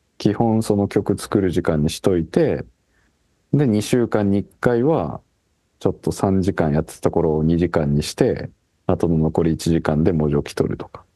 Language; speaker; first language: Japanese; native; Japanese